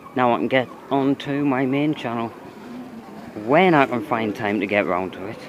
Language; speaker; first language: English; native; English